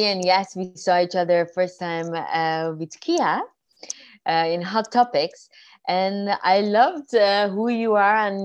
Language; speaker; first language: English; non-native, fluent; Persian